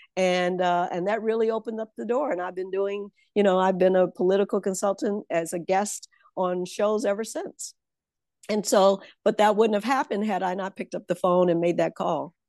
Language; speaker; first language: English; native; English